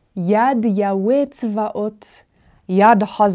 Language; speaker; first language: Hebrew; non-native, fluent; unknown